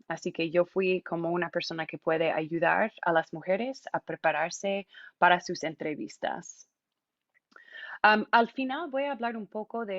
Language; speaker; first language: Spanish; non-native, fluent; English